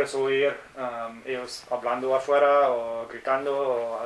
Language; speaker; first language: Spanish; non-native, learner; English